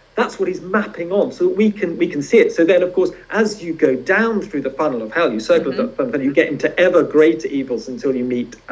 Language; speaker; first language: English; native; English